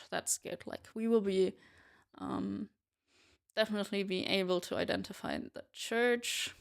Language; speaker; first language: English; non-native, fluent; German